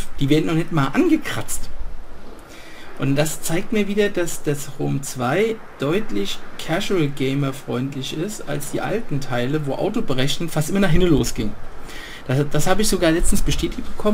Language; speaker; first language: German; native; German